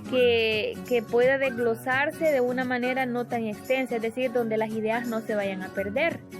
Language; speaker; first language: Spanish; native; Spanish